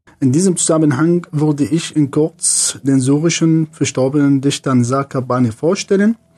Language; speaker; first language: German; non-native, fluent; Arabic